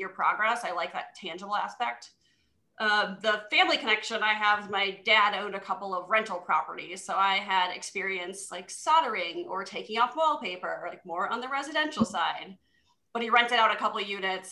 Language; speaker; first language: English; native; English